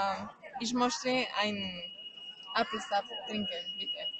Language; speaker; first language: German; non-native, learner; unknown